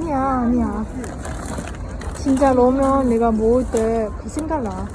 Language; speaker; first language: Korean; non-native, fluent; Cantonese